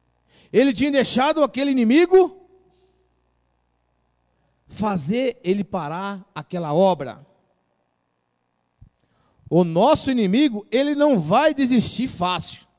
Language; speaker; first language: Portuguese; native; Portuguese